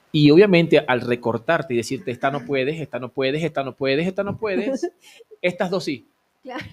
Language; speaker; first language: Spanish; native; Spanish